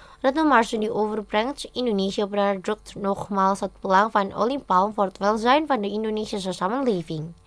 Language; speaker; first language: Dutch; non-native, fluent; Indonesian